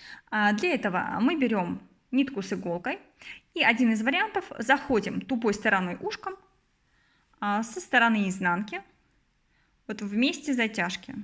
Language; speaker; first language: Russian; native; Russian